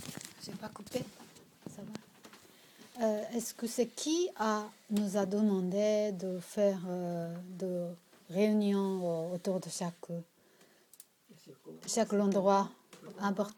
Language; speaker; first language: French; non-native, learner; Japanese